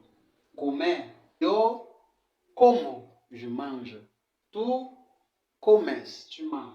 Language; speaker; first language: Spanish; non-native, fluent; French